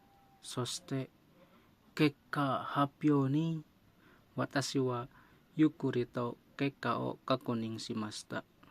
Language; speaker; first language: Japanese; non-native, learner; Indonesian